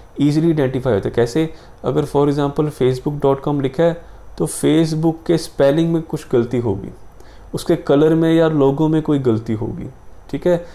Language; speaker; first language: Hindi; non-native, local second language; Punjabi